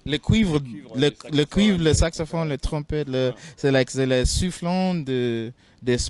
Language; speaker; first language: French; non-native, fluent; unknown